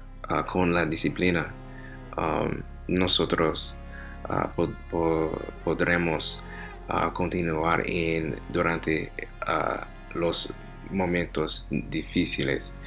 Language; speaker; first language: Spanish; non-native, learner; English